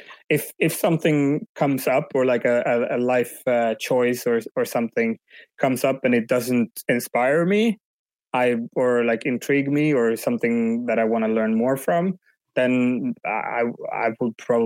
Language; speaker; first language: English; non-native, fluent; Swedish